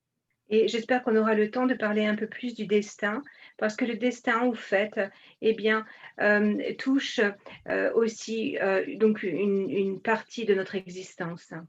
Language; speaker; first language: French; native; French